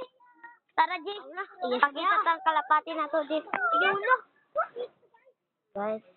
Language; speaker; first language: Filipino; non-native, local second language; Cebuano